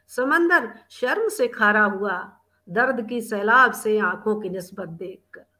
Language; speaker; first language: Hindi; native; Hindi